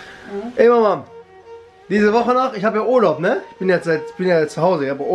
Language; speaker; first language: German; early bilingual, other home language; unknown